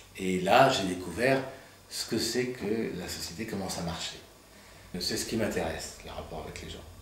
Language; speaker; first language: French; early bilingual, other home language; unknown